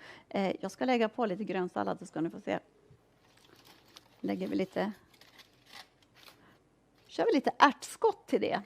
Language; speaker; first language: Swedish; native; Swedish